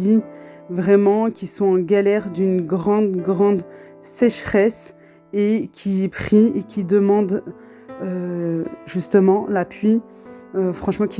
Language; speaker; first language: French; native; French